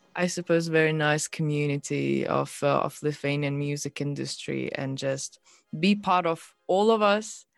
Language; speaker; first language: English; non-native, fluent; Lithuanian